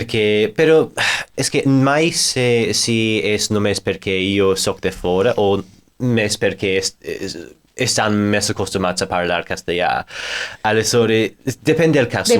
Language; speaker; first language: Catalan; non-native, fluent; English